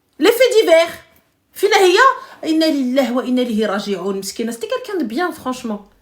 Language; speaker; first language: French; early bilingual, other home language; Arabic